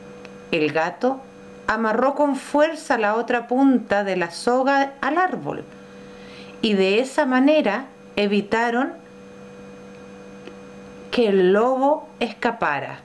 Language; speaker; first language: Spanish; native; Spanish